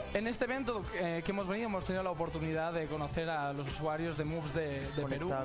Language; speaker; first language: Spanish; native; Spanish